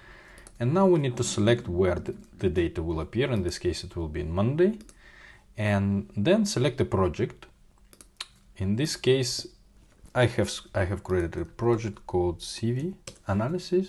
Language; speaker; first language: English; non-native, fluent; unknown